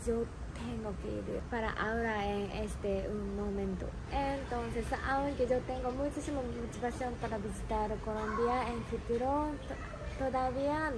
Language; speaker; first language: Spanish; non-native, learner; Japanese